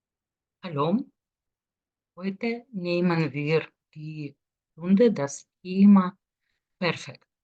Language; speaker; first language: German; non-native, fluent; Lithuanian